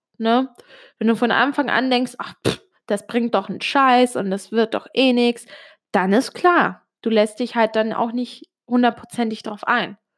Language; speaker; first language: German; early bilingual, other home language; Italian